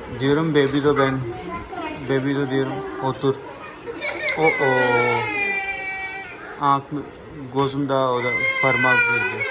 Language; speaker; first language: Turkish; non-native, learner; Urdu